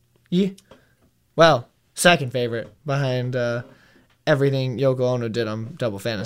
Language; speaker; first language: English; native; English